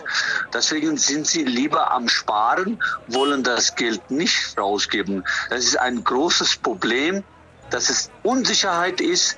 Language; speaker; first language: German; non-native, fluent; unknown